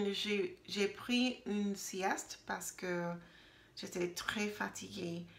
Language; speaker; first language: French; non-native, learner; English